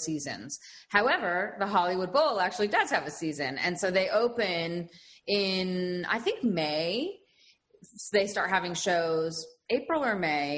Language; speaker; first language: English; native; English